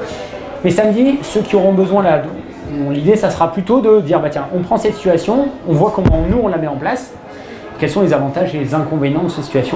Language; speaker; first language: French; native; French